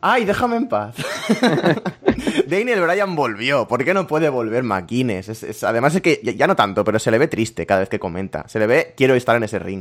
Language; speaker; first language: Spanish; native; Spanish